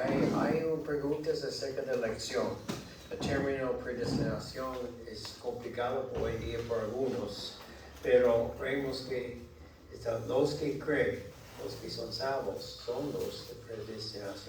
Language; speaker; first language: Spanish; non-native, learner; English